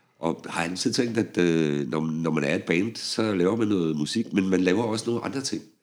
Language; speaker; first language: Danish; native; Danish